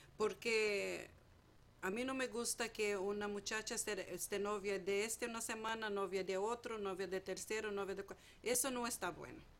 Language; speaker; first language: Spanish; non-native, fluent; Portuguese